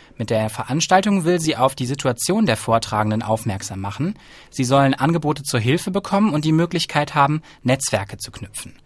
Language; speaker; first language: German; native; German